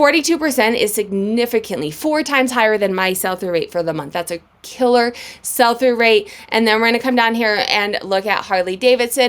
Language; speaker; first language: English; native; English